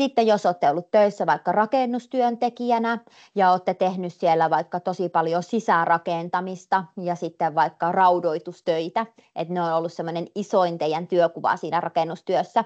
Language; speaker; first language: Finnish; native; Finnish